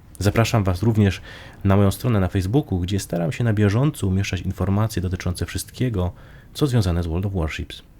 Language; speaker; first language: Polish; native; Polish